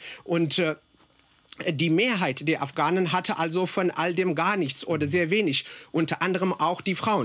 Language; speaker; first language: German; non-native, fluent; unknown